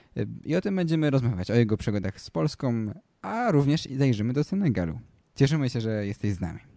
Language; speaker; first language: Polish; native; Polish